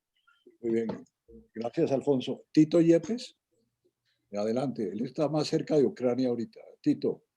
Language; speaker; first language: Spanish; native; Spanish